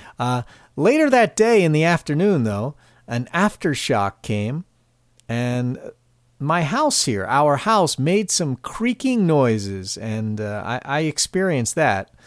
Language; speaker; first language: English; native; English